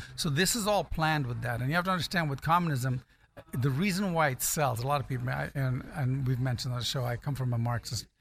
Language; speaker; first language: English; non-native, local second language; Akan